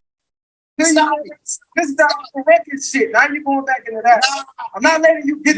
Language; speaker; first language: English; native; English